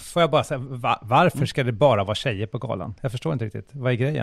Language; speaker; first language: Swedish; native; Swedish